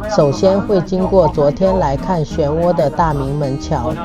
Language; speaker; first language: Chinese; native; Chinese